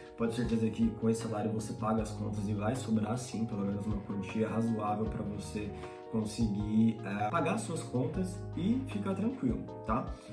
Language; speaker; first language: Portuguese; native; Portuguese